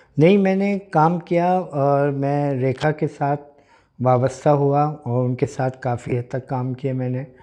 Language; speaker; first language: Urdu; native; Urdu